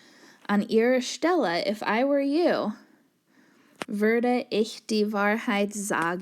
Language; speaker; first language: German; non-native, fluent; English